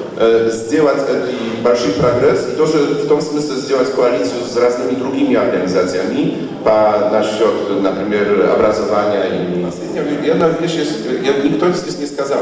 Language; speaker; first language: Polish; non-native, learner; Russian